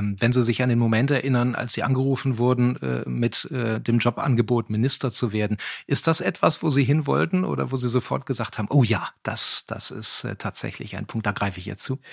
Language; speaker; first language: German; native; German